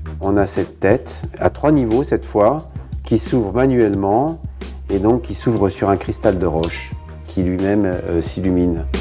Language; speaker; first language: French; native; French